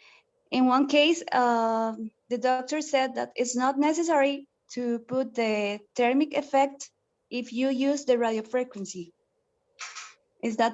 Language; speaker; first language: English; non-native, learner; Spanish